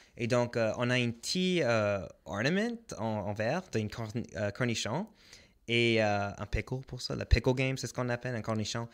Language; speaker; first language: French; non-native, local second language; English